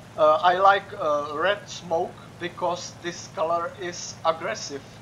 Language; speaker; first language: English; non-native, learner; Czech